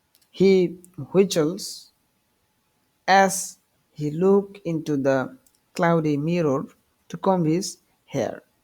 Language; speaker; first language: English; non-native, local second language; Bangla